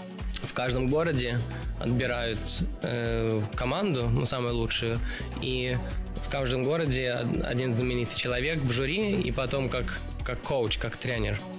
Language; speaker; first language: Russian; early bilingual, other home language; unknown